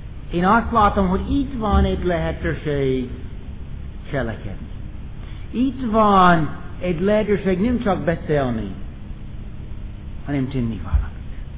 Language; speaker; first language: Hungarian; non-native, fluent; English